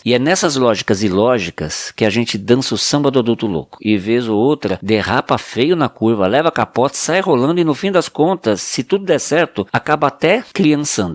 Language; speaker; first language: Portuguese; native; Portuguese